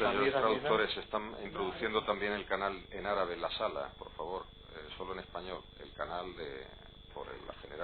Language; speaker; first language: Spanish; native; Spanish